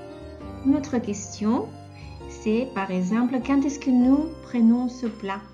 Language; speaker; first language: French; non-native, fluent; Catalan